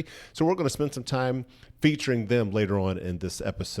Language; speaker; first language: English; native; English